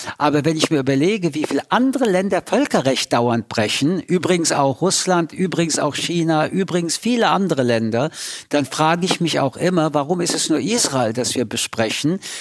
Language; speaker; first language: German; early bilingual, other home language; French